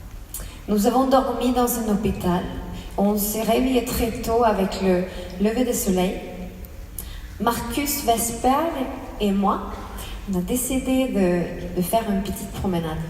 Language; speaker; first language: French; non-native, fluent; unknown